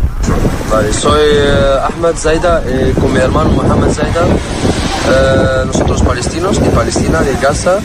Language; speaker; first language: Spanish; non-native, learner; Arabic